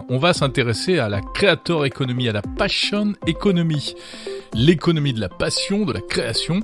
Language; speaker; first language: French; native; French